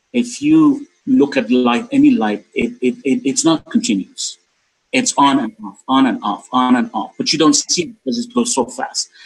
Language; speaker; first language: English; non-native, fluent; Persian